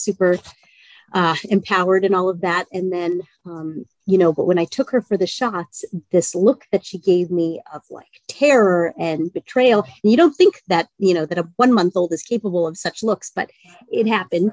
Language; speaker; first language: English; native; English